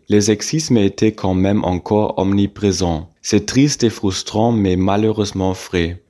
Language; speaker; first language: French; non-native, fluent; German